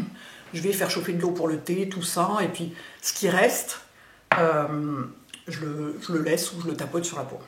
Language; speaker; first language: French; native; French